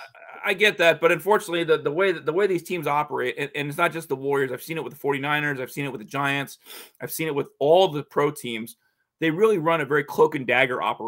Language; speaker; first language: English; native; English